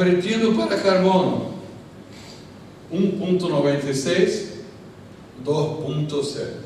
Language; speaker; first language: Spanish; non-native, fluent; Portuguese